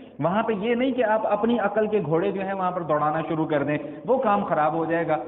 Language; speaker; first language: Urdu; non-native, local second language; Punjabi